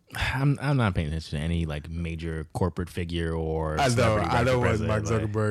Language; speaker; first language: English; native; English